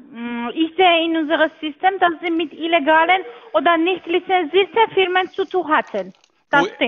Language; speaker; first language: German; non-native, learner; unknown